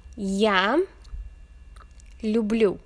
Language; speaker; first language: Russian; non-native, learner; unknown